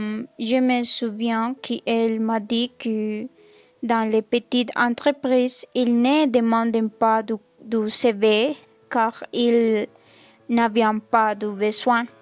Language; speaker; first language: French; non-native, learner; Spanish